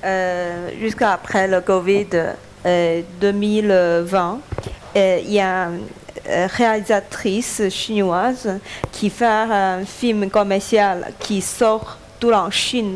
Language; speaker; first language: French; non-native, learner; Chinese